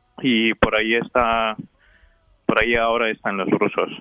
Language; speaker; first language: Spanish; non-native, fluent; Ukrainian